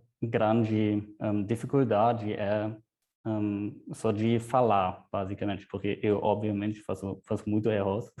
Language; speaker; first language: Portuguese; non-native, fluent; German